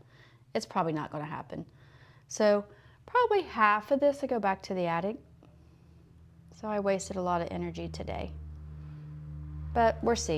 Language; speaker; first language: English; native; English